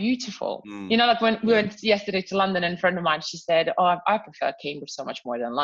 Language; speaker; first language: English; non-native, fluent; Croatian